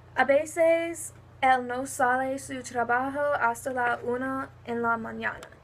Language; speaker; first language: Spanish; non-native, learner; English